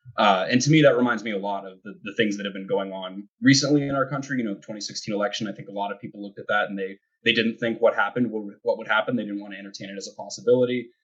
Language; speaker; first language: English; native; English